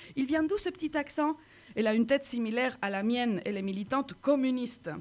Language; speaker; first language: French; non-native, fluent; Spanish